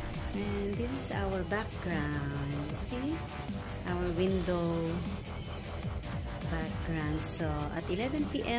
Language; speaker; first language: English; non-native, local second language; Filipino